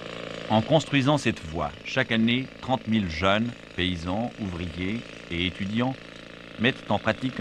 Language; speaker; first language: French; native; French